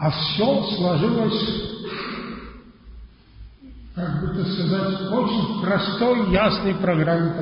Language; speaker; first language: Russian; non-native, fluent; Polish